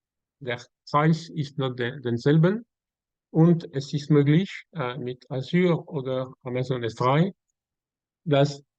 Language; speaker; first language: German; non-native, learner; French